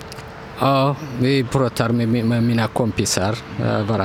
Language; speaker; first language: Swedish; non-native, learner; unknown